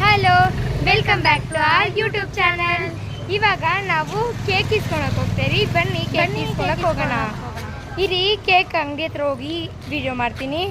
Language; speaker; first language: Kannada; native; Kannada